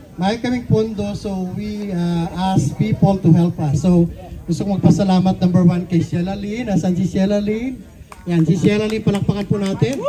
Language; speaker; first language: Filipino; non-native, local second language; Bikol